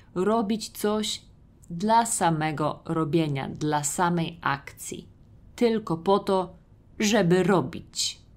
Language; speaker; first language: Polish; native; Polish